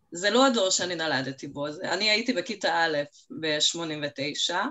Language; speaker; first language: Hebrew; non-native, fluent; Hungarian